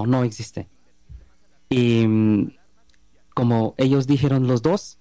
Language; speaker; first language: Spanish; non-native, learner; Bangla